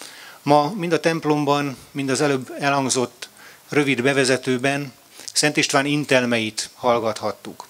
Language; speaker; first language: Hungarian; native; Hungarian